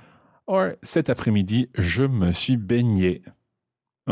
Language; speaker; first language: French; non-native, fluent; English